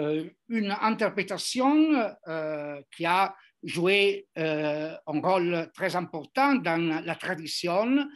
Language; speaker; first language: French; non-native, fluent; Italian